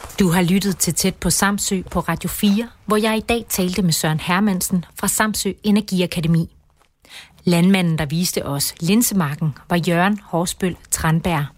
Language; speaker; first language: Danish; native; Danish